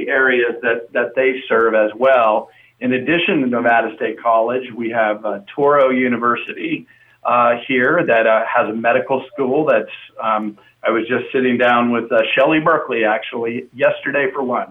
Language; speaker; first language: English; native; English